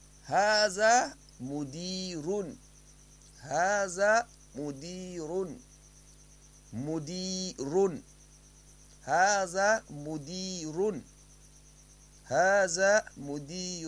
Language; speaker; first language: Arabic; non-native, fluent; Hausa